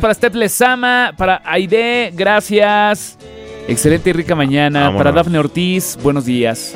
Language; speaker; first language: Spanish; native; Spanish